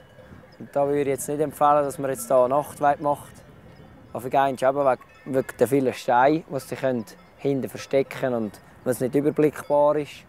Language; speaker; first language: German; native; German